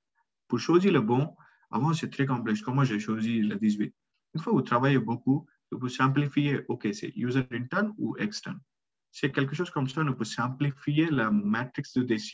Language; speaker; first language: French; non-native, learner; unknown